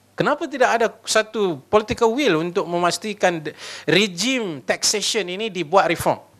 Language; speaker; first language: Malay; native; Malay